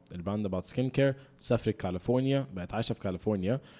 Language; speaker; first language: Arabic; early bilingual, heritage; Arabic